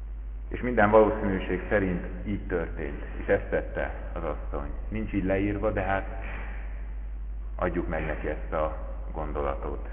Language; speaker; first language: Hungarian; native; Hungarian